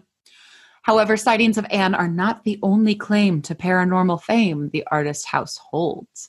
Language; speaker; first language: English; native; English